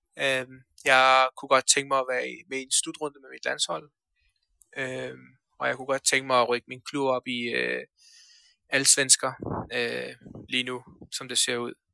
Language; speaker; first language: Danish; early bilingual, other home language; Persian